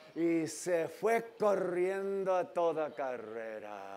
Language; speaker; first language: Spanish; non-native, fluent; English